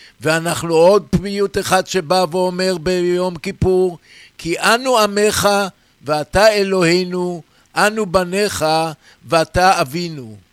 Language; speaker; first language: Hebrew; native; Hebrew